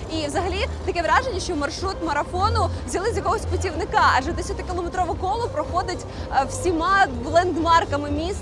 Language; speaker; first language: Ukrainian; native; Ukrainian